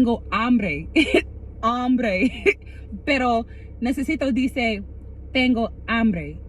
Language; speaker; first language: Spanish; non-native, learner; English